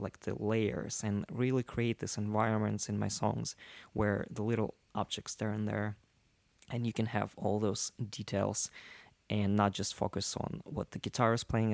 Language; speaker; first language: English; non-native, fluent; Russian